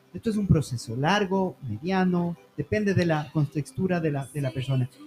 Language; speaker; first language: Spanish; native; Spanish